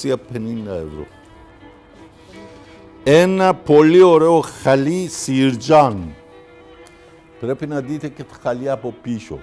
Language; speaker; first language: Greek; non-native, learner; Persian